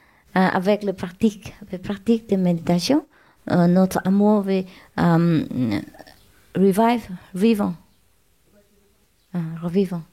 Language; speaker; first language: French; non-native, learner; Chinese